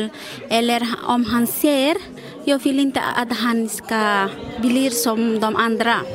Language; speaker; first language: Swedish; non-native, learner; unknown